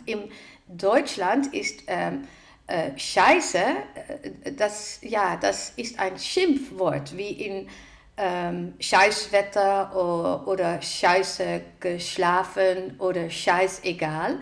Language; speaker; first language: German; non-native, fluent; Dutch